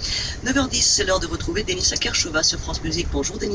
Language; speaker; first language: French; native; French